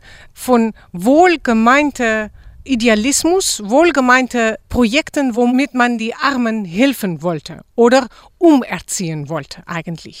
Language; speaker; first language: German; non-native, fluent; Dutch